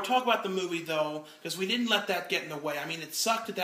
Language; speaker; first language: English; native; English